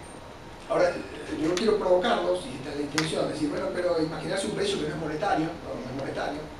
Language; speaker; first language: Spanish; native; Spanish